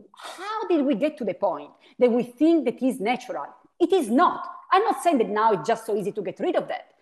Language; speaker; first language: English; non-native, fluent; Italian